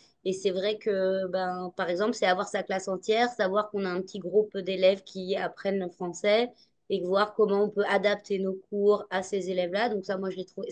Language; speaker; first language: French; native; French